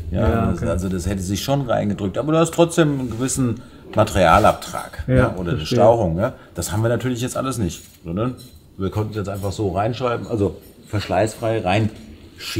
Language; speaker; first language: German; native; German